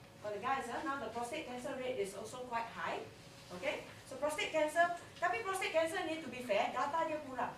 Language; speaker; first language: English; non-native, local second language; Chinese